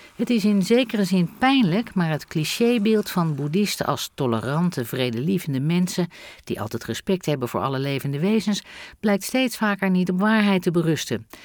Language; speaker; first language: Dutch; native; Dutch